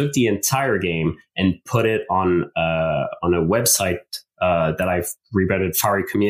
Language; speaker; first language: English; non-native, fluent; French